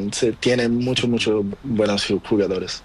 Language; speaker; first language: Spanish; non-native, learner; Portuguese